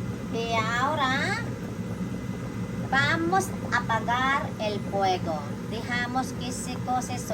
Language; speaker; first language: Spanish; non-native, learner; Filipino